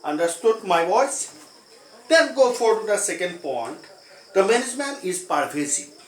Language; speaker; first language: English; non-native, local second language; Assamese